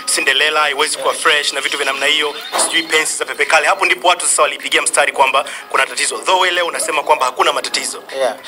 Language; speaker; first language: Swahili; native; Swahili